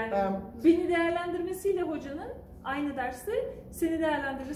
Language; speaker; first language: Turkish; native; Turkish